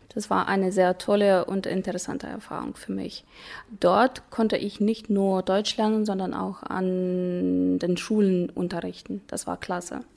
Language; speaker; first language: German; non-native, fluent; Russian